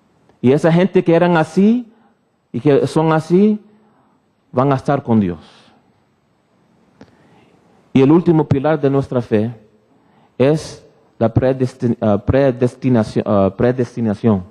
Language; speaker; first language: Spanish; early bilingual, heritage; Spanish